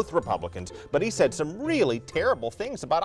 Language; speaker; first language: English; native; English